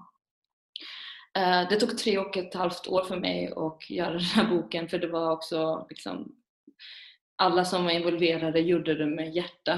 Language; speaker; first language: Swedish; early bilingual, other home language; Persian